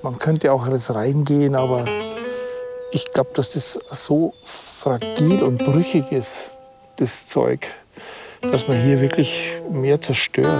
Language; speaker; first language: German; native; German